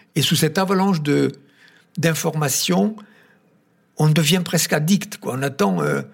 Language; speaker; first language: French; native; French